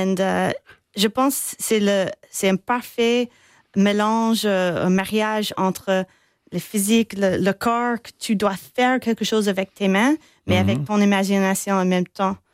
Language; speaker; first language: French; non-native, fluent; English